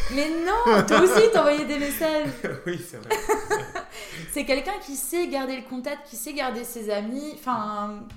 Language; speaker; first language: French; native; French